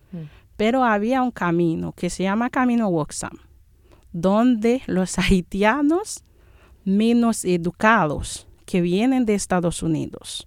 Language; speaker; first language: Spanish; non-native, fluent; Haitian Creole